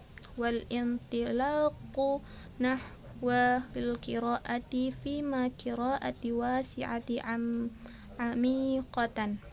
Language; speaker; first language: Arabic; non-native, learner; Indonesian